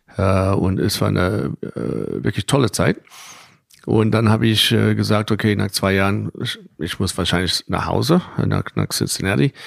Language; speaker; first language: German; non-native, fluent; English